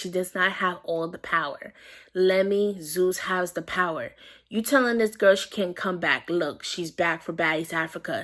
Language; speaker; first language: English; native; English